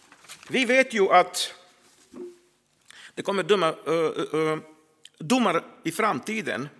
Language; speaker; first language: Swedish; non-native, fluent; Croatian